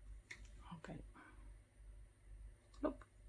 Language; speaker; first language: English; non-native, fluent; Dutch